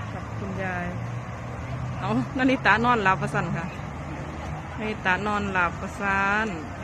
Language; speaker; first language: Thai; native; Thai